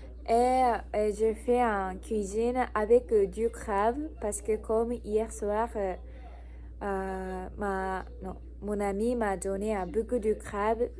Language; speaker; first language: French; non-native, learner; Japanese